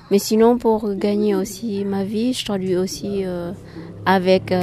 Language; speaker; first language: French; non-native, fluent; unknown